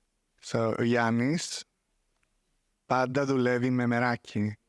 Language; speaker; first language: Greek; non-native, fluent; English